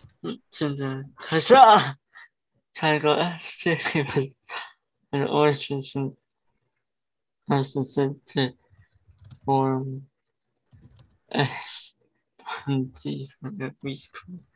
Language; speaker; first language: Chinese; early bilingual, heritage; English